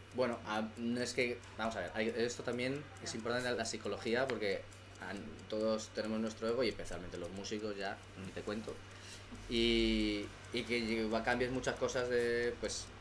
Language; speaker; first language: Spanish; native; Spanish